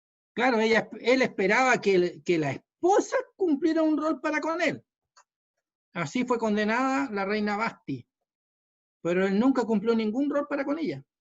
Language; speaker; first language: Spanish; native; Spanish